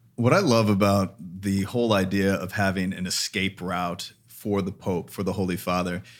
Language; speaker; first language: English; native; English